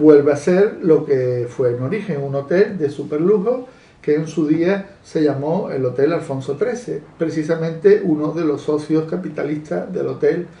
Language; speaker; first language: Spanish; native; Spanish